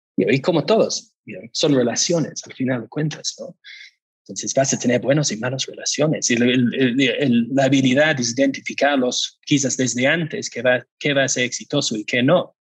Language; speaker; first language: Spanish; non-native, fluent; English